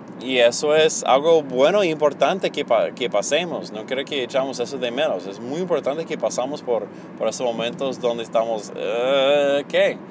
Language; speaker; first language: Spanish; early bilingual, heritage; Spanish